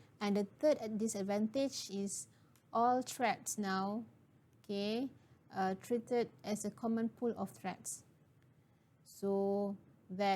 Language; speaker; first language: English; non-native, local second language; Malay